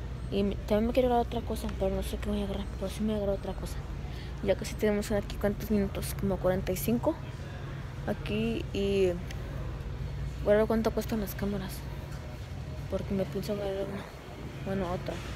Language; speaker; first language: Spanish; early bilingual, heritage; Spanish